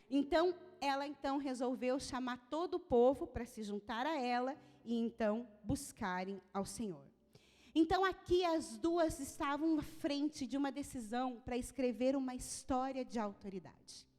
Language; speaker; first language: Portuguese; native; Portuguese